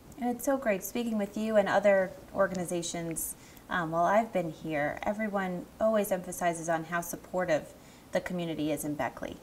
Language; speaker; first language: English; native; English